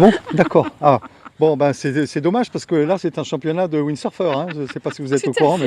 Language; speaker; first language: French; native; French